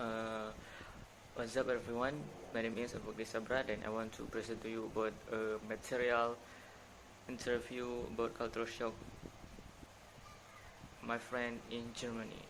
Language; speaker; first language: English; non-native, learner; Indonesian